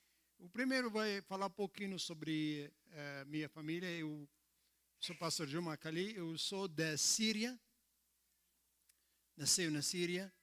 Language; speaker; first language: Portuguese; non-native, learner; Arabic